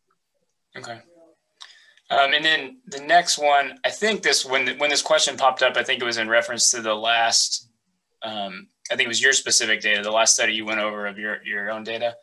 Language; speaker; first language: English; native; English